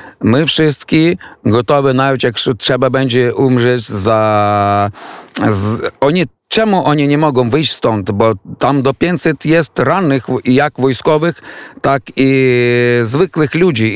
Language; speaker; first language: Polish; non-native, fluent; Ukrainian